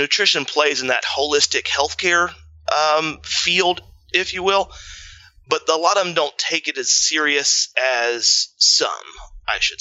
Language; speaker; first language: English; native; English